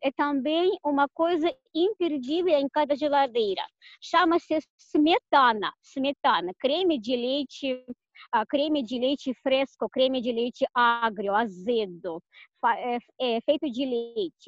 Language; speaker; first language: Portuguese; non-native, fluent; Russian